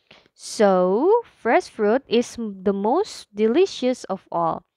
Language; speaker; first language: English; non-native, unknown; Indonesian